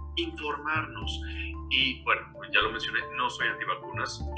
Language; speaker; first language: Spanish; native; Spanish